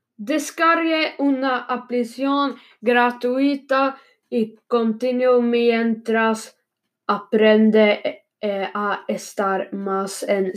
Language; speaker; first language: Spanish; non-native, learner; Swedish